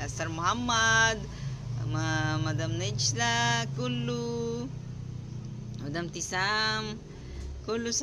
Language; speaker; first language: Arabic; non-native, learner; Filipino